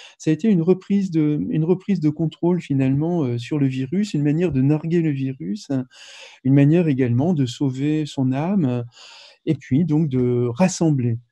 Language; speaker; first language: French; native; French